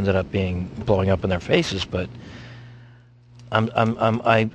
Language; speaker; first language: English; native; English